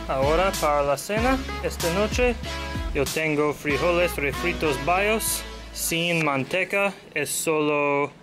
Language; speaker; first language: Spanish; non-native, learner; English